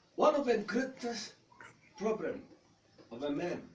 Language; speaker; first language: English; non-native, local second language; Swahili